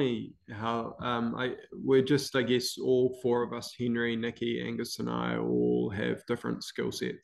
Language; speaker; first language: English; native; English